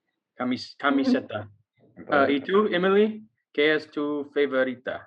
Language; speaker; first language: Spanish; non-native, learner; English